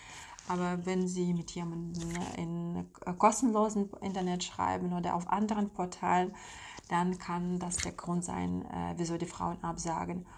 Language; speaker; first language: German; non-native, fluent; Russian